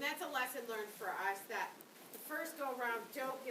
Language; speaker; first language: English; native; English